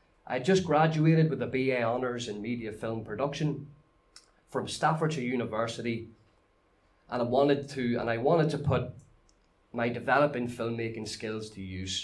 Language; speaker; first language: English; native; English